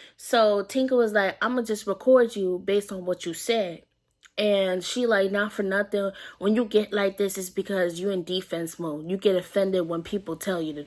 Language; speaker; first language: English; native; English